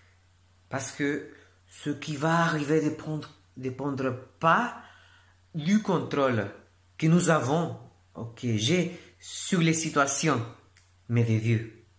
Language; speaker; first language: French; non-native, fluent; Spanish